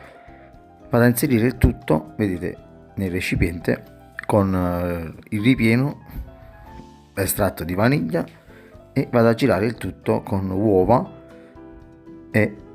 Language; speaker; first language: Italian; native; Italian